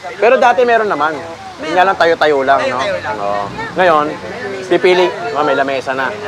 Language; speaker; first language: Filipino; native; Filipino